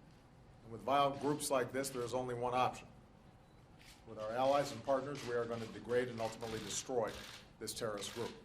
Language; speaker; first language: English; native; English